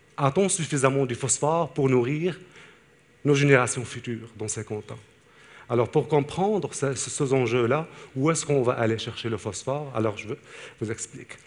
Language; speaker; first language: French; non-native, local second language; Arabic